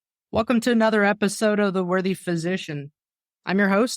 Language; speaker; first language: English; native; English